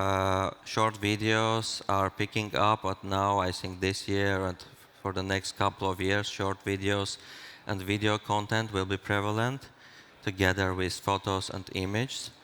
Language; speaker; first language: English; non-native, fluent; Armenian